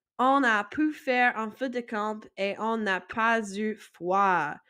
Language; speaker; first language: French; non-native, fluent; English